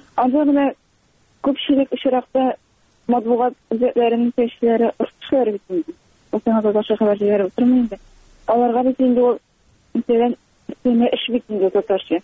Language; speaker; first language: Tatar; native; Tatar